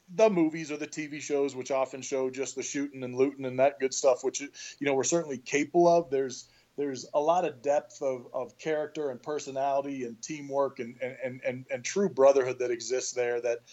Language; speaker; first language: English; native; English